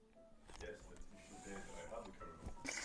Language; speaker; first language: English; non-native, learner; French